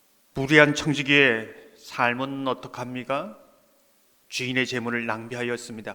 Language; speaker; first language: Korean; native; Korean